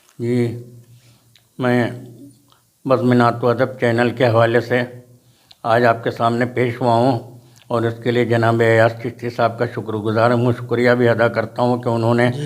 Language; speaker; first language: Urdu; native; Urdu